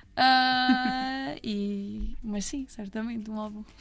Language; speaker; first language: Portuguese; native; Portuguese